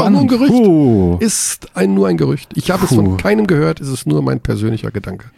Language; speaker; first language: German; native; German